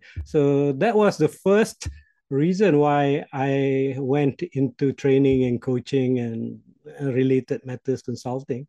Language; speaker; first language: English; non-native, local second language; Malay